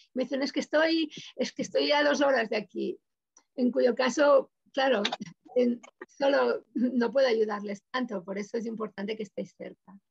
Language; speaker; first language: Spanish; native; Spanish